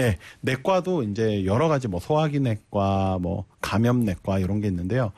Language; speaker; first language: Korean; native; Korean